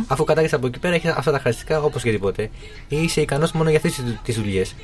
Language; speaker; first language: Greek; early bilingual, other home language; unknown